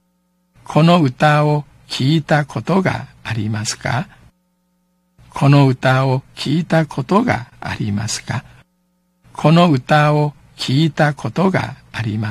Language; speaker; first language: Japanese; non-native, fluent; Chinese